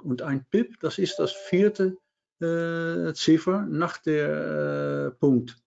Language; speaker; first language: German; non-native, learner; Dutch